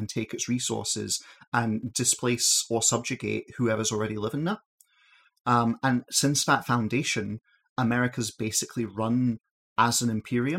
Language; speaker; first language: English; native; English